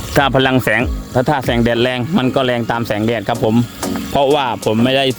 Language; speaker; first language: Thai; non-native, local second language; Northeastern Thai